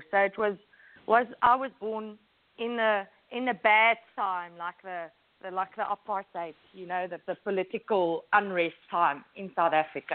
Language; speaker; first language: English; native; English